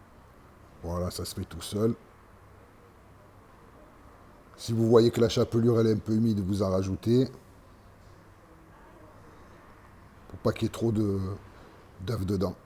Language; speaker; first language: French; native; French